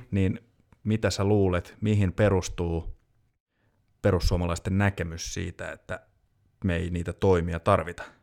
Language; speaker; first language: Finnish; native; Finnish